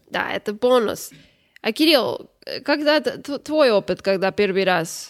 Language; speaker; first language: Russian; non-native, learner; English